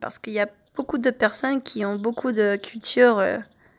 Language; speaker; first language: French; non-native, fluent; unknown